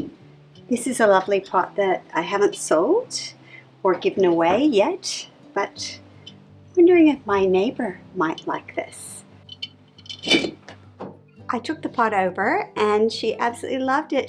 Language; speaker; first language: English; native; English